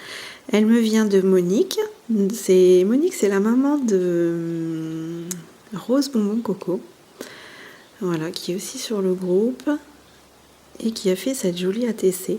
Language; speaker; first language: French; native; French